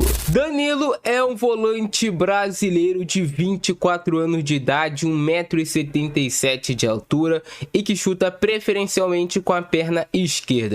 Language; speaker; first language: Portuguese; native; Portuguese